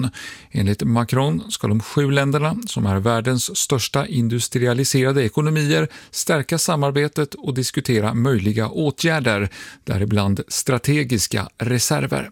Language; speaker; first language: Swedish; native; Swedish